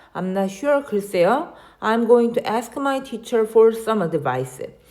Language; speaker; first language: English; non-native, fluent; Korean